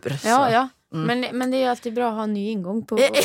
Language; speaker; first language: Swedish; non-native, fluent; Norwegian